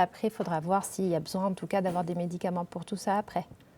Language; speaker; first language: French; native; French